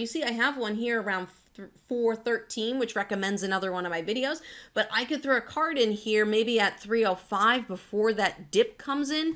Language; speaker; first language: English; native; English